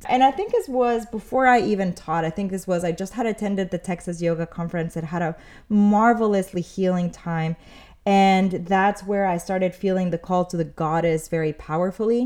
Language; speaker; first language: English; early bilingual, other home language; Spanish